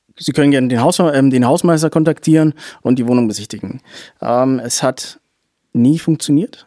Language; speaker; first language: German; native; German